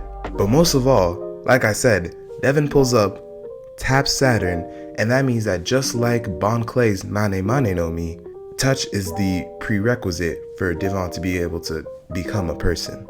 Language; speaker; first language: English; native; English